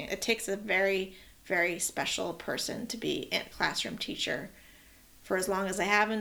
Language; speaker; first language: English; native; English